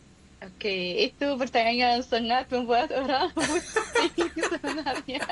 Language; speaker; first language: Indonesian; non-native, fluent; Arabic